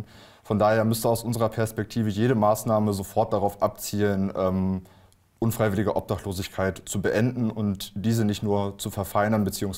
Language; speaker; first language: German; native; German